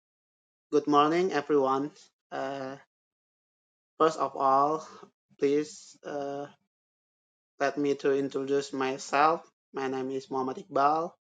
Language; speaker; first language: English; non-native, learner; Indonesian